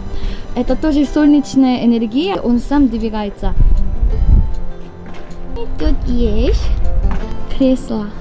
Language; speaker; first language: Russian; non-native, learner; Korean